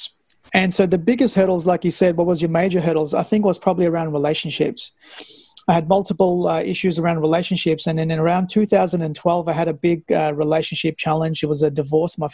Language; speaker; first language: English; early bilingual, other home language; Persian